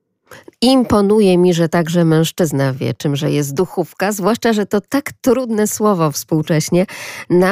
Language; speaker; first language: Polish; native; Polish